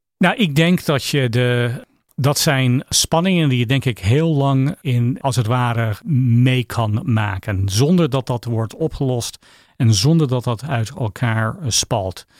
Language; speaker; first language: Dutch; non-native, fluent; English